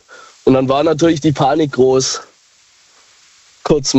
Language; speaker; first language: German; native; German